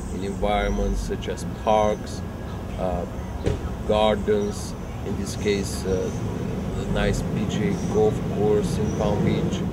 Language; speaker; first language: English; non-native, fluent; Bulgarian